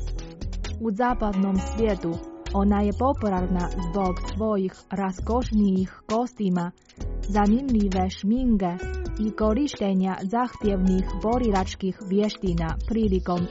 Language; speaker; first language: Croatian; native; Croatian